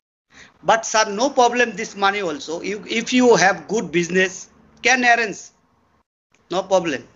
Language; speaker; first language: English; non-native, learner; Bangla